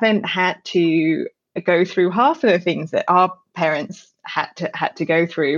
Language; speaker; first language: English; native; English